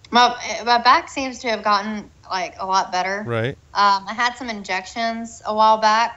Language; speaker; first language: English; native; English